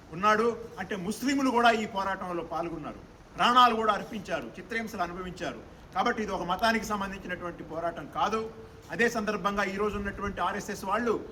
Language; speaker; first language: Telugu; native; Telugu